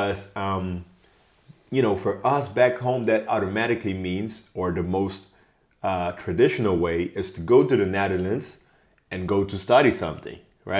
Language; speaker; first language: English; non-native, fluent; Papiamento